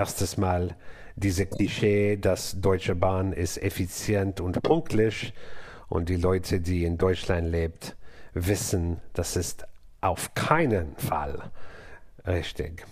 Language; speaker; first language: German; non-native, learner; English